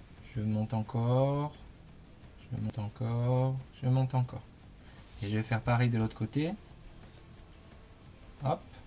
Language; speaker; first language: French; native; French